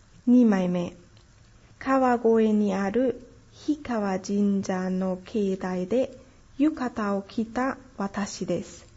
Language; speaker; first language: Japanese; non-native, fluent; German